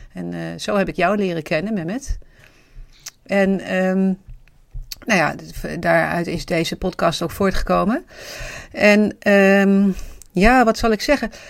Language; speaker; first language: Dutch; native; Dutch